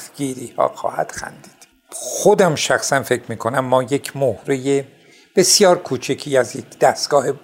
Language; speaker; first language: Persian; non-native, local second language; Azerbaijani